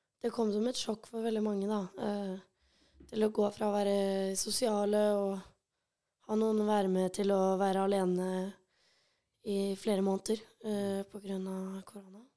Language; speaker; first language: Norwegian; early bilingual, other home language; Albanian